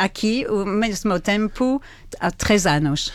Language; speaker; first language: Portuguese; non-native, learner; French